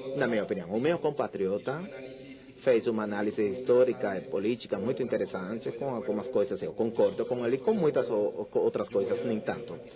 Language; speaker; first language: Portuguese; non-native, fluent; Spanish